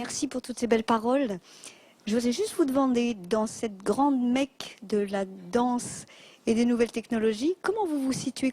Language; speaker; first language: French; native; French